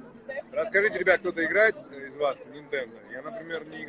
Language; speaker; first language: Russian; native; Russian